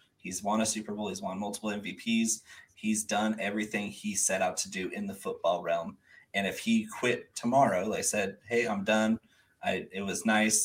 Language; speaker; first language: English; early bilingual, other home language; Spanish